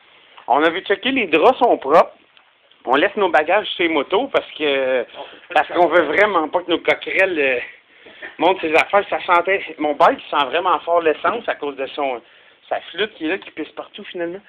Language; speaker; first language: French; native; French